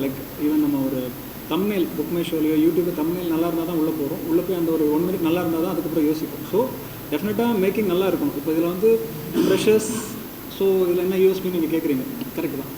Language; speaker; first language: Tamil; native; Tamil